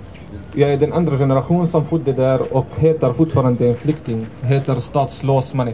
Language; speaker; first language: Swedish; non-native, fluent; Arabic